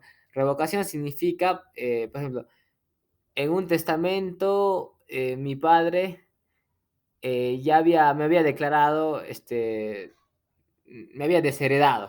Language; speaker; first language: Spanish; native; Spanish